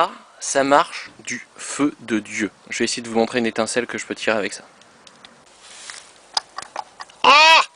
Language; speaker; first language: French; native; French